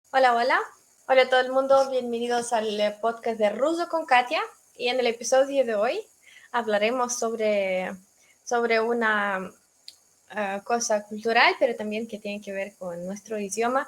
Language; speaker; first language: Spanish; non-native, fluent; Russian